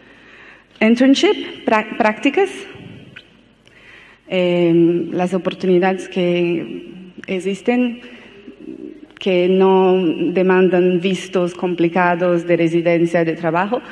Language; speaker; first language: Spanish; non-native, learner; Portuguese